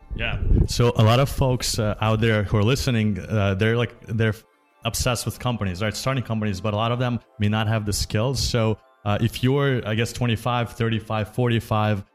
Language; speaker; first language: English; early bilingual, other home language; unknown